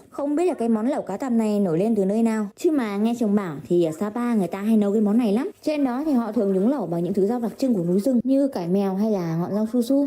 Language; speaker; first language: Vietnamese; native; Vietnamese